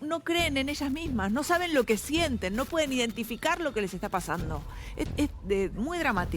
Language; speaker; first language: Spanish; native; Spanish